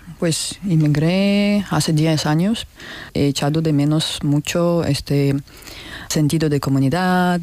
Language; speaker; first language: Spanish; non-native, learner; Russian